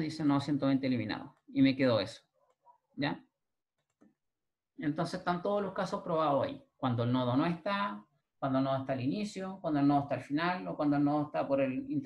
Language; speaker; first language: Spanish; native; Spanish